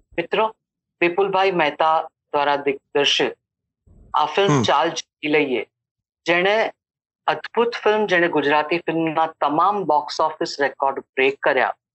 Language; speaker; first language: Gujarati; native; Gujarati